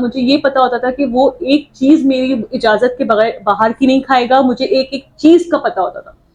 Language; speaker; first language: Urdu; native; Urdu